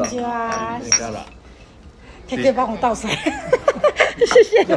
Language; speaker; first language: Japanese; non-native, fluent; Chinese